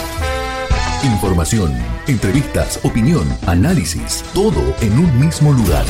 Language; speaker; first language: Spanish; native; Spanish